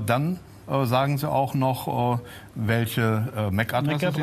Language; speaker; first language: German; native; German